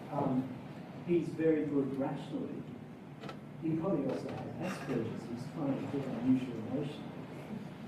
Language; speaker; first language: English; native; English